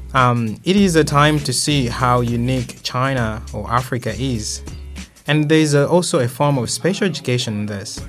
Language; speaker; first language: English; non-native, local second language; Nyanja